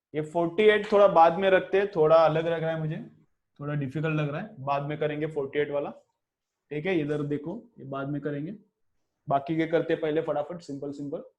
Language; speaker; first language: Hindi; non-native, local second language; Marathi